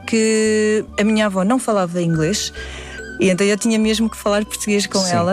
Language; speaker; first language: Portuguese; early bilingual, other home language; Indonesian